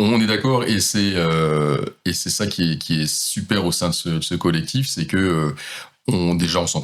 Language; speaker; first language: French; native; French